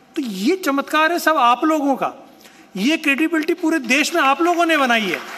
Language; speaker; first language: Hindi; native; Hindi